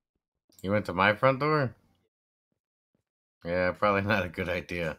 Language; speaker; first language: English; native; English